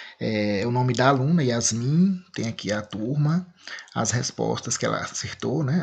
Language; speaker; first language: Portuguese; native; Portuguese